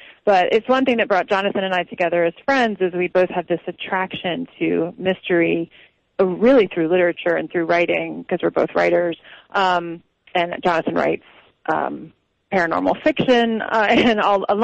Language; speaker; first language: English; native; English